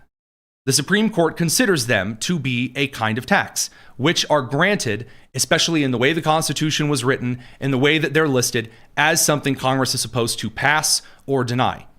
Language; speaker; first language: English; native; English